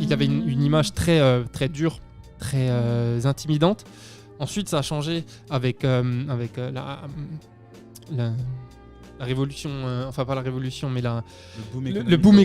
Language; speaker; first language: French; native; French